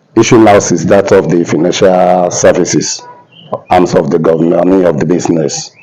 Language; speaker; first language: English; non-native, local second language; Yoruba